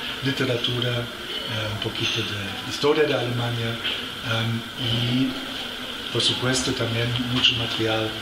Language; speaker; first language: Spanish; non-native, fluent; German